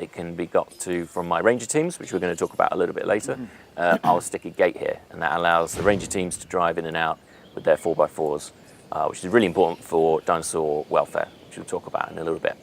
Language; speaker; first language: English; native; English